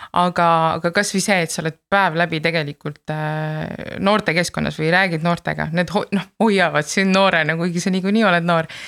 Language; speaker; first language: Estonian; native; Estonian